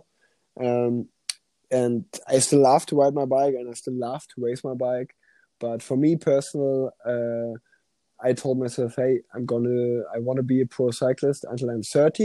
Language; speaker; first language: English; non-native, fluent; German